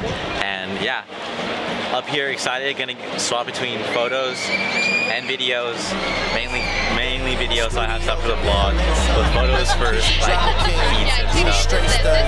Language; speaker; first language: English; native; English